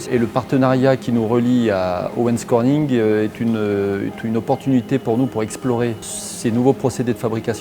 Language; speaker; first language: French; native; French